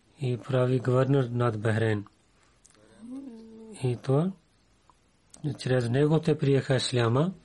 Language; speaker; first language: Bulgarian; non-native, learner; Urdu